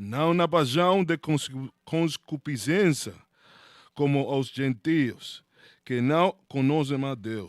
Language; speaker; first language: Portuguese; non-native, learner; Spanish